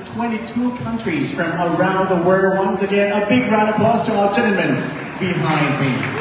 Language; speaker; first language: English; non-native, fluent; Thai